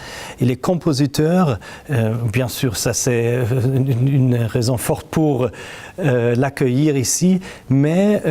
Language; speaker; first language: French; non-native, fluent; German